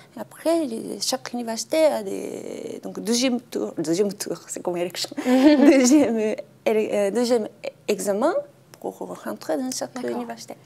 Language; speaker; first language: French; non-native, fluent; Japanese